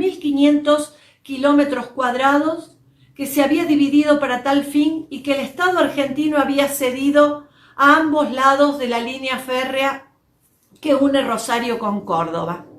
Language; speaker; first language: Spanish; native; Spanish